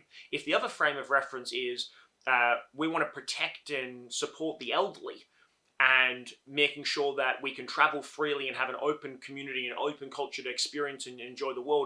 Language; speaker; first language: English; native; English